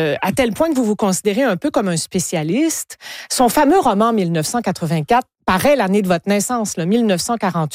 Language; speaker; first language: French; native; French